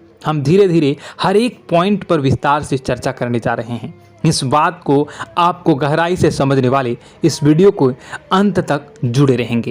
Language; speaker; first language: Hindi; native; Hindi